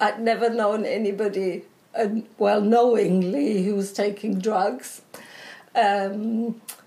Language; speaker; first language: English; non-native, fluent; German